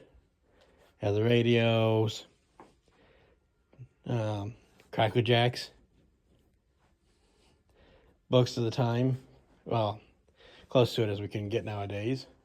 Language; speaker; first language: English; native; English